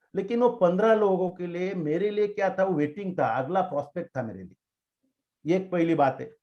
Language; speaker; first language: Hindi; non-native, local second language; Marathi